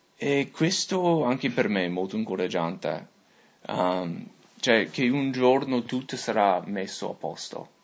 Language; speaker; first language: Italian; non-native, fluent; English